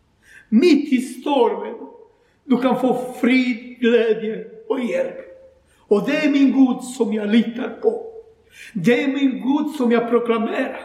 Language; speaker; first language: Swedish; non-native, learner; Croatian